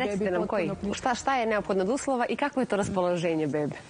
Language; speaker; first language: Serbian; native; Serbian